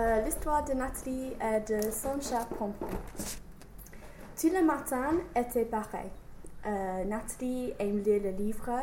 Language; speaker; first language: French; non-native, learner; English